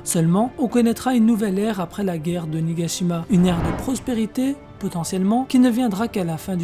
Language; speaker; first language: French; native; French